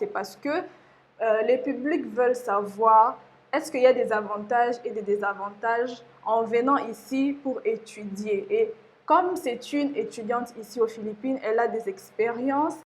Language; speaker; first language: French; non-native, local second language; Lingala